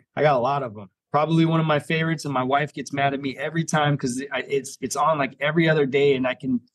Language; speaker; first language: English; native; English